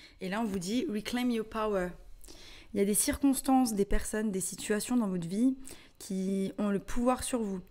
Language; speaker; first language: French; native; French